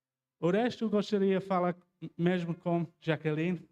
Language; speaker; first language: Portuguese; non-native, fluent; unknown